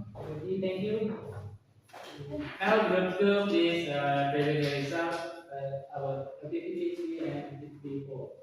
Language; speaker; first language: English; non-native, learner; Indonesian